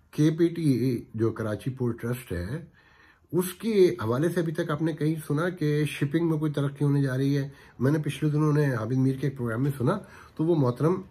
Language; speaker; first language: Urdu; native; Urdu